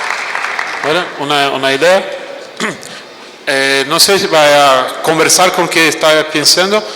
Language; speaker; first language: Spanish; non-native, fluent; Portuguese